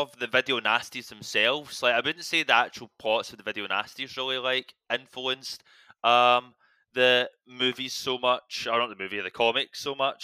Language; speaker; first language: English; native; English